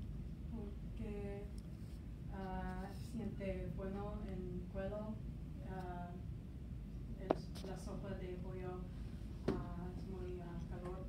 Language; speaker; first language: Spanish; non-native, learner; English